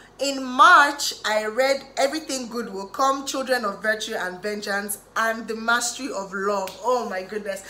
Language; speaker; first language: English; native; English